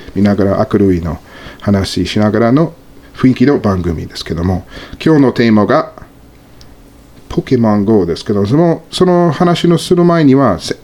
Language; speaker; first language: Japanese; non-native, fluent; English